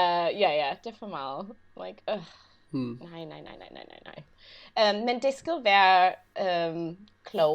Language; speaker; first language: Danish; non-native, learner; English